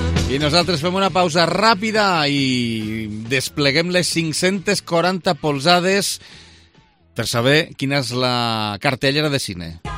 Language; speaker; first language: Catalan; native; Catalan